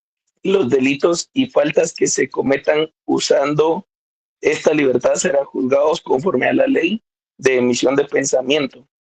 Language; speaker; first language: Spanish; native; Spanish